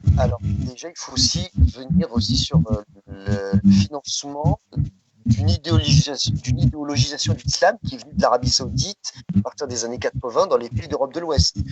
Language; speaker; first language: French; early bilingual, other home language; Riffian